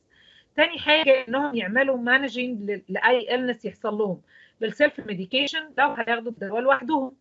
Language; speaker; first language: Arabic; native; Arabic